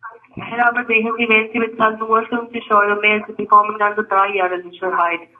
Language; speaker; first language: German; non-native, learner; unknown